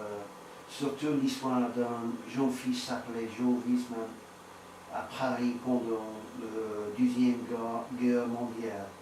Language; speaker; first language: French; non-native, learner; English